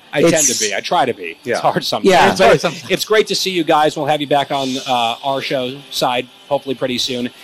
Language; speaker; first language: English; native; English